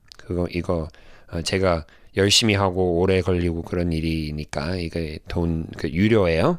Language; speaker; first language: Korean; non-native, fluent; English